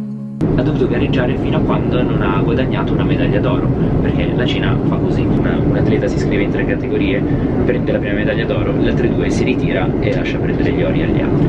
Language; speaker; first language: Italian; native; Italian